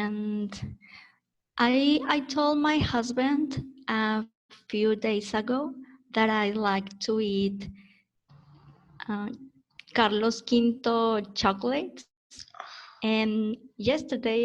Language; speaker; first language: English; non-native, learner; Spanish